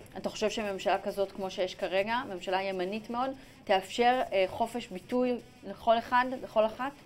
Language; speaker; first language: Hebrew; native; Hebrew